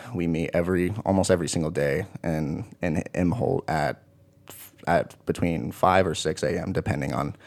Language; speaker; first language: English; native; English